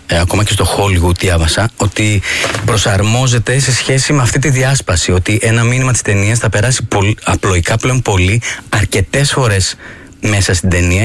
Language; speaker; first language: Greek; native; Greek